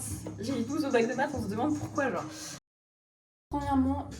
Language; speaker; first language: French; native; French